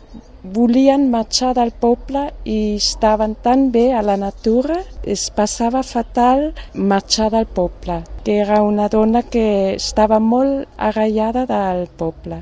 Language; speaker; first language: Catalan; non-native, fluent; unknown